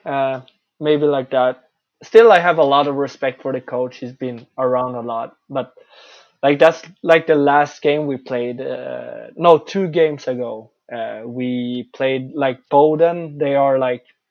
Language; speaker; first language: English; non-native, fluent; Swedish